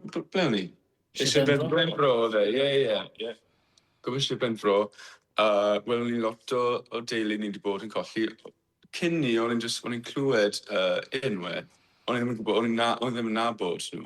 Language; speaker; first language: Welsh; non-native, learner; English